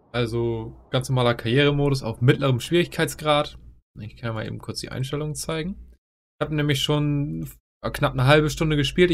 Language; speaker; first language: German; native; German